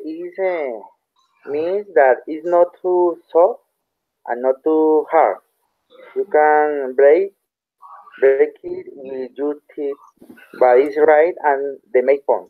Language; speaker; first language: English; non-native, learner; Spanish